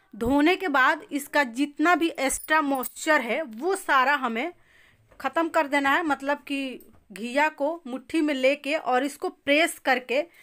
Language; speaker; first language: Hindi; native; Hindi